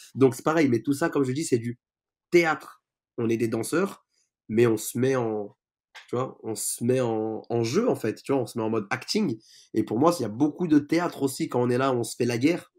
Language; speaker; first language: French; native; French